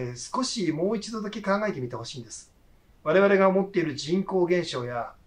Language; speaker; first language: Japanese; native; Japanese